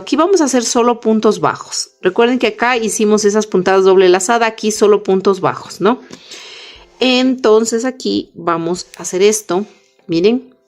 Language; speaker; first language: Spanish; native; Spanish